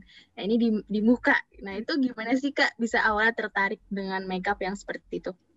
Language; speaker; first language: Indonesian; native; Indonesian